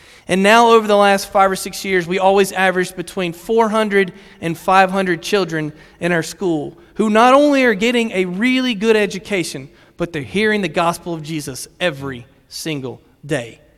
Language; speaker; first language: English; native; English